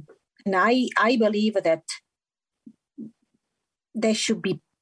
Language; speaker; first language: English; non-native, fluent; Italian